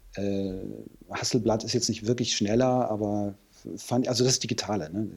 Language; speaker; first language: German; native; German